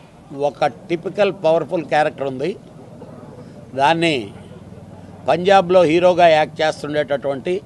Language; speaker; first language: Telugu; native; Telugu